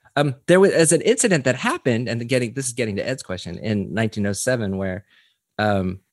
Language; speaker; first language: English; early bilingual, other home language; Korean